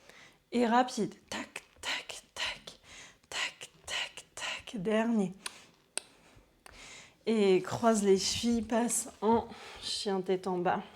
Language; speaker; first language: French; native; French